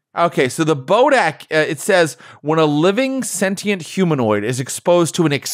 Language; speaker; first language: English; native; English